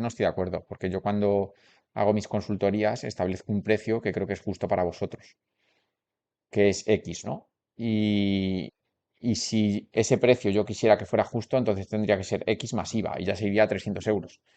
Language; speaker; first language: Spanish; native; Spanish